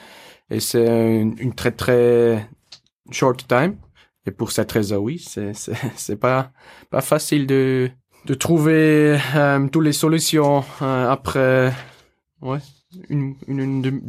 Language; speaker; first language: French; non-native, local second language; German